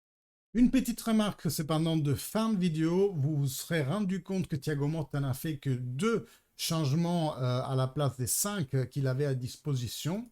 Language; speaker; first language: French; early bilingual, heritage; Italian